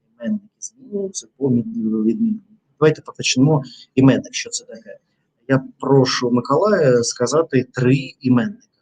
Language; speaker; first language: Ukrainian; non-native, learner; Russian